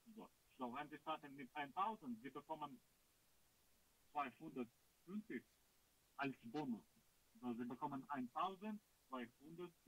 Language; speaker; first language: German; non-native, learner; Russian